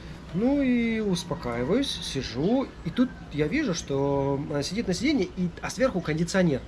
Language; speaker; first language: Russian; native; Russian